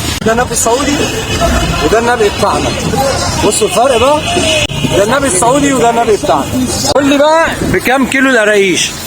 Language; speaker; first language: Arabic; native; Arabic